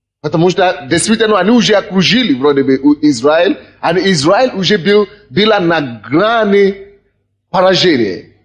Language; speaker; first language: Russian; non-native, fluent; Yoruba